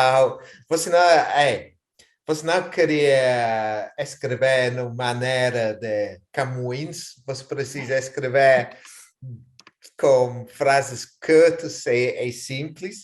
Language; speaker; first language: Portuguese; non-native, fluent; English